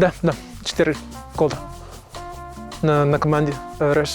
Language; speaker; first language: Russian; non-native, learner; English